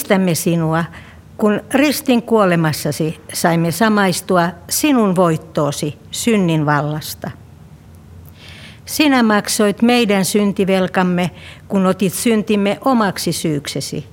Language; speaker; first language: Finnish; native; Finnish